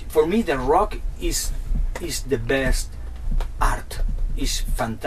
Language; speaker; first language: English; non-native, learner; Spanish